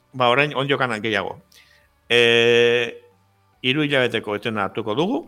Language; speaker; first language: Basque; native; Basque